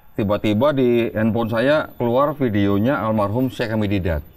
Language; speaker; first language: Indonesian; native; Indonesian